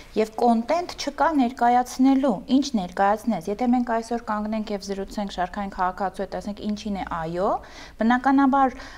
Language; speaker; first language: Armenian; native; Armenian